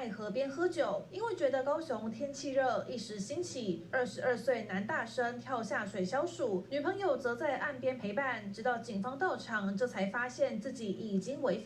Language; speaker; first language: Chinese; native; Chinese